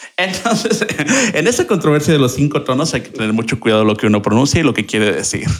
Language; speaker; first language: Spanish; native; Spanish